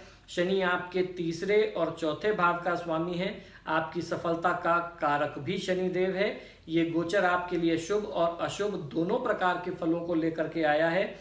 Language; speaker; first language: Hindi; native; Hindi